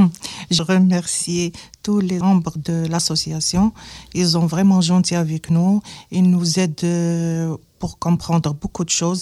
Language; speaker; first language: French; non-native, learner; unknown